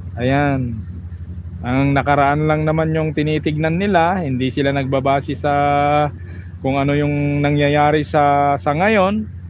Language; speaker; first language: Filipino; non-native, local second language; Iloko